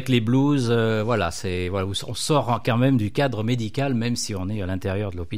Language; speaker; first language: French; native; French